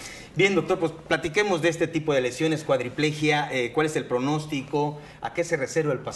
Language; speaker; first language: Spanish; native; Spanish